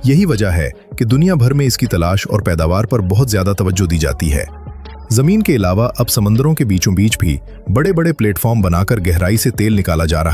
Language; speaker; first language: Urdu; native; Urdu